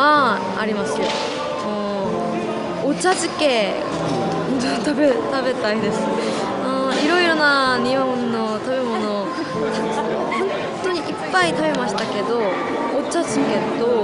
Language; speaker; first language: Japanese; non-native, fluent; Korean